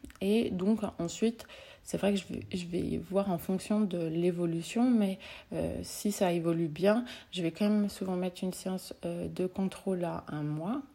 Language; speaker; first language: French; native; French